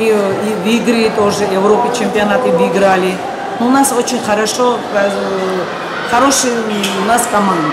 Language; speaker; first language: Russian; non-native, learner; Georgian